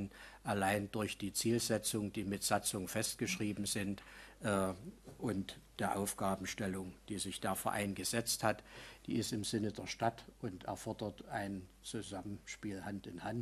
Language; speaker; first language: German; native; German